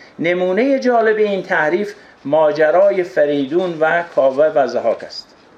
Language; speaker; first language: Persian; non-native, local second language; Kurdish